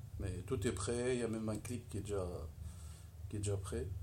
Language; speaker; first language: French; non-native, local second language; Arabic